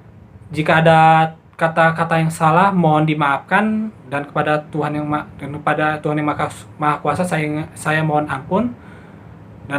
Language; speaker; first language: Indonesian; native; Indonesian